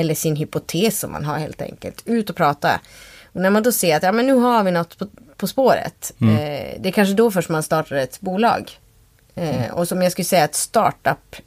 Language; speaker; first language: Swedish; native; Swedish